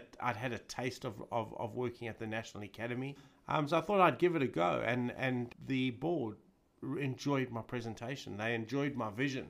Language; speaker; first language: English; native; English